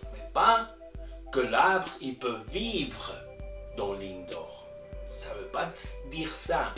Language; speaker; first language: French; non-native, local second language; German